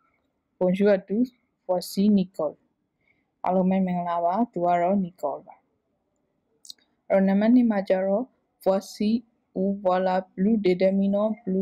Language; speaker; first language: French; non-native, fluent; Burmese